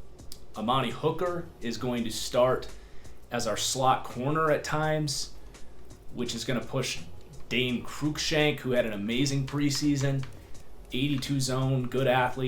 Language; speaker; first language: English; native; English